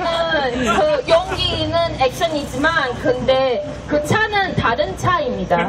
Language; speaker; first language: Korean; non-native, fluent; Chinese